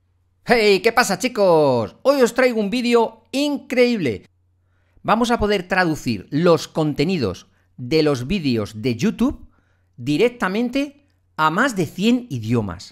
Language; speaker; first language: Spanish; native; Spanish